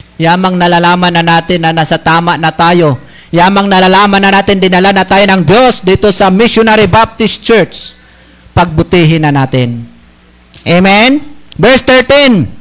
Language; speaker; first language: Filipino; non-native, local second language; Bikol